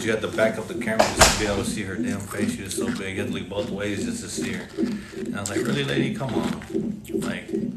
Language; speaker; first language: English; early bilingual, other home language; Spanish